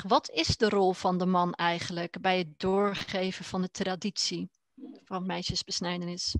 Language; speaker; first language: Dutch; native; Dutch